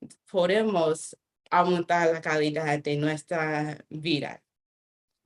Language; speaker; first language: Spanish; non-native, fluent; English